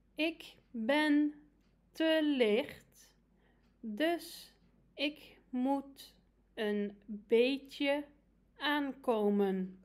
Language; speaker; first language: Dutch; non-native, fluent; Arabic